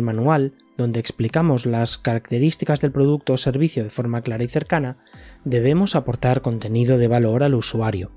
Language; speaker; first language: Spanish; native; Spanish